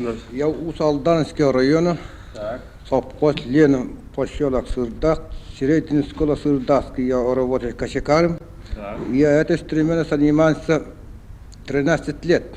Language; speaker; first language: Russian; non-native, local second language; Yakut